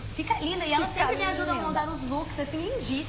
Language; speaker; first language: Portuguese; native; Portuguese